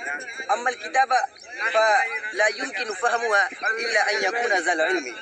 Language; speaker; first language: Arabic; non-native, learner; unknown